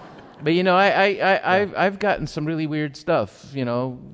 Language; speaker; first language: English; early bilingual, other home language; Spanish